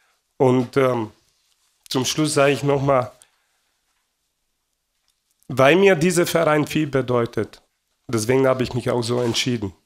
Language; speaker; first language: German; non-native, fluent; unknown